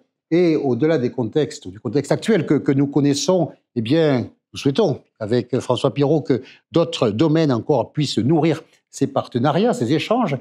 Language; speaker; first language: French; native; French